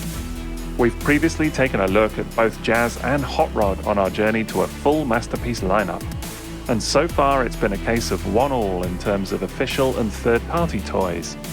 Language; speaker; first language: English; native; English